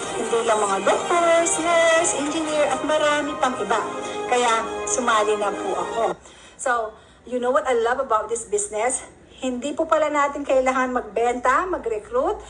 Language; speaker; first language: Filipino; non-native, local second language; Pampanga